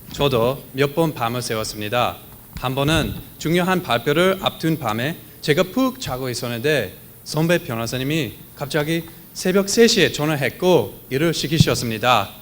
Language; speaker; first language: Korean; non-native, fluent; English